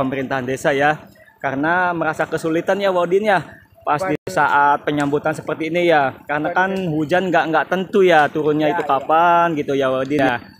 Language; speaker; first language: Indonesian; native; Indonesian